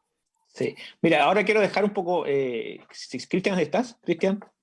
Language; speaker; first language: Spanish; native; Spanish